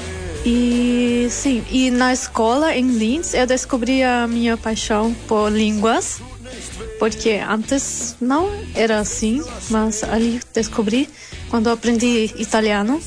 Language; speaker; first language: Portuguese; non-native, learner; German